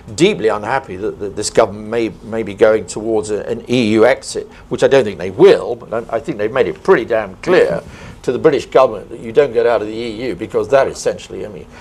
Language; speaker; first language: English; native; English